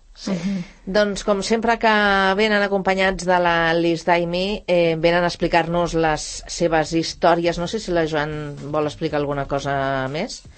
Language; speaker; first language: Catalan; native; Catalan